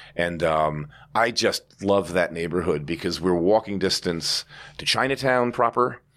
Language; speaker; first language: English; native; English